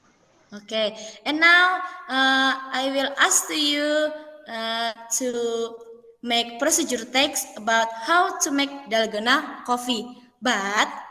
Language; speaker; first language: English; non-native, fluent; Indonesian